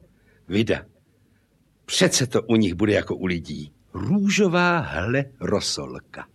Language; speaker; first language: Czech; native; Czech